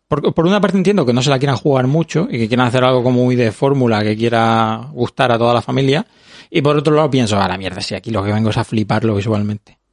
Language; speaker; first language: Spanish; native; Spanish